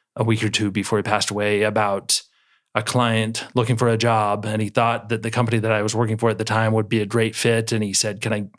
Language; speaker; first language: English; native; English